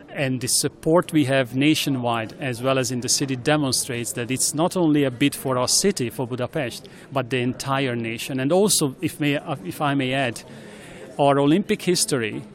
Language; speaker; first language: English; non-native, fluent; Hungarian